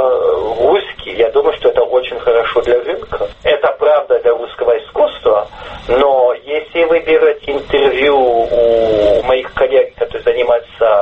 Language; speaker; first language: Russian; early bilingual, heritage; English